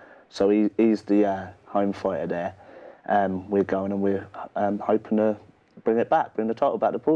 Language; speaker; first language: English; native; English